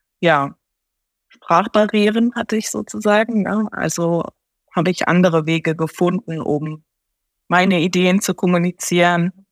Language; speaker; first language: German; early bilingual, other home language; Japanese